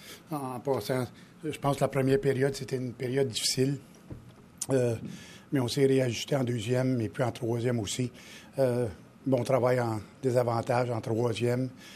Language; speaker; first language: French; native; French